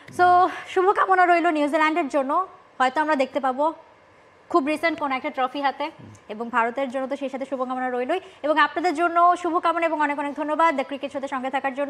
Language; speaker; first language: Bangla; native; Bangla